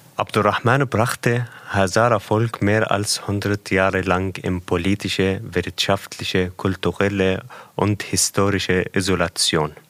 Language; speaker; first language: German; non-native, fluent; Persian